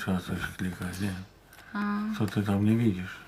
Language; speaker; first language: Polish; native; Polish